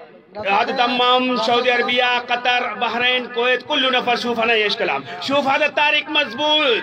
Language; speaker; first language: Arabic; non-native, learner; Urdu